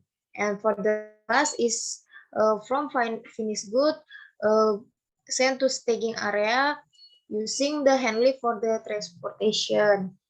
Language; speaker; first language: English; non-native, learner; Indonesian